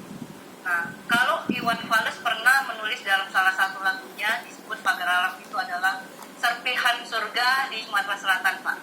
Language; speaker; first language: Indonesian; native; Indonesian